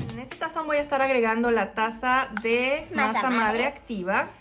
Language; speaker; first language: Spanish; native; Spanish